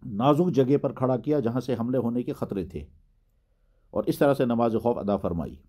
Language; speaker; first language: Urdu; non-native, local second language; Kashmiri